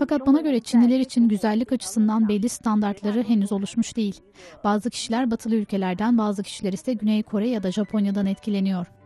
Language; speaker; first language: Turkish; non-native, fluent; Chinese